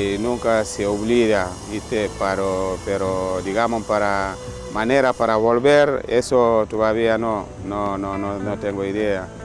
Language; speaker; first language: Spanish; non-native, fluent; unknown